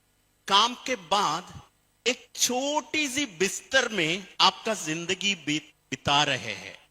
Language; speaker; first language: Hindi; non-native, local second language; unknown